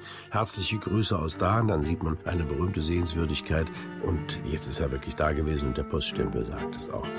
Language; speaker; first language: German; native; German